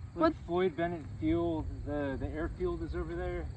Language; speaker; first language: English; native; English